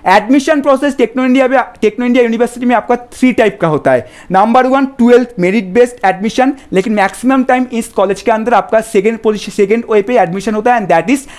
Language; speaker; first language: Hindi; non-native, local second language; Bangla